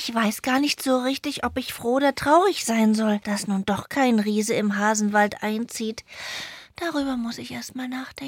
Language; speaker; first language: German; native; German